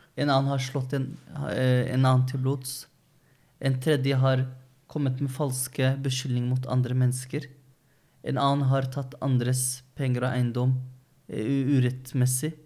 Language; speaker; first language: Norwegian; native; Norwegian